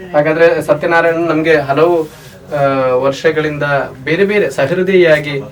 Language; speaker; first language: Kannada; non-native, local second language; Malayalam